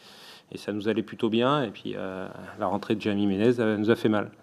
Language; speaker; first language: French; native; French